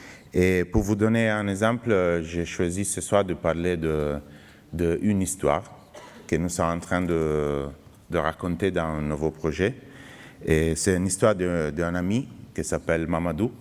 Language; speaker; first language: French; non-native, fluent; Italian